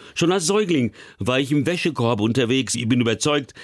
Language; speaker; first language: German; early bilingual, other home language; Hungarian